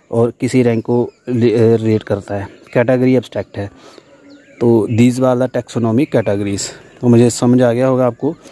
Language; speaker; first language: Hindi; non-native, local second language; Punjabi